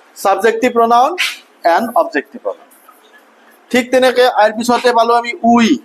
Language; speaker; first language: Assamese; native; Assamese